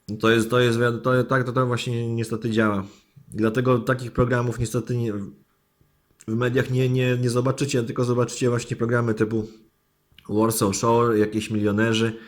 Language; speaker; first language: Polish; native; Polish